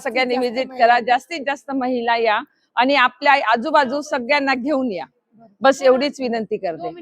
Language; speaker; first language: Marathi; non-native, local second language; Marwari